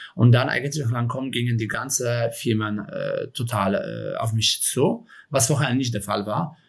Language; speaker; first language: German; non-native, fluent; Polish